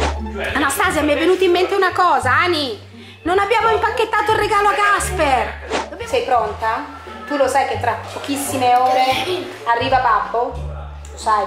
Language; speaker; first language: Italian; native; Italian